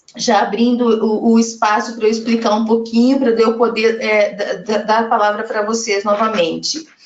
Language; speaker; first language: Portuguese; native; Portuguese